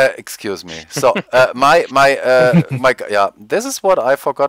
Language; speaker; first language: English; non-native, fluent; German